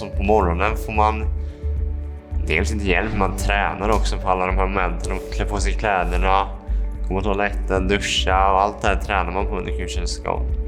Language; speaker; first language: Swedish; native; Swedish